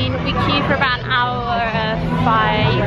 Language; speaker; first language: English; native; English